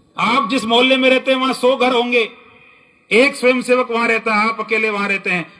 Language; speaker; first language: Hindi; native; Hindi